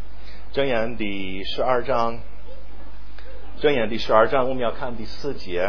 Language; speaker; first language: Chinese; non-native, fluent; English